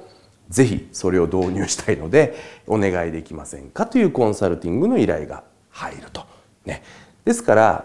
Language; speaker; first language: Japanese; native; Japanese